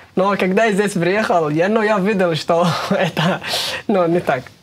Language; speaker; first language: Russian; non-native, learner; Somali